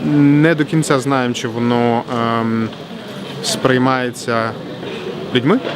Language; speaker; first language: Ukrainian; native; Ukrainian